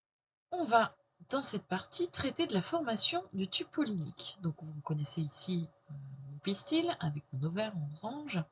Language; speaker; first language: French; native; French